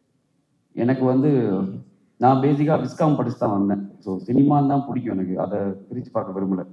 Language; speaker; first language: Tamil; native; Tamil